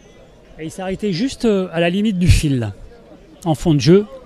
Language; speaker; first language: French; native; French